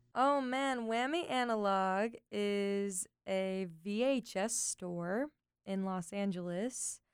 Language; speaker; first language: English; native; English